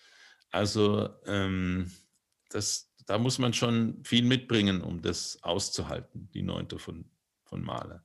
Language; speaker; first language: German; native; German